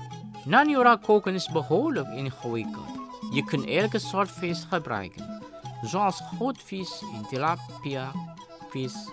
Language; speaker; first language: Dutch; non-native, fluent; Indonesian